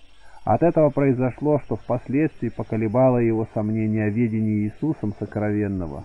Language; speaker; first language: Russian; native; Russian